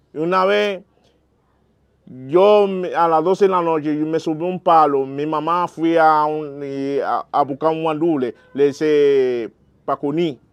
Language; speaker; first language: Spanish; non-native, learner; Haitian Creole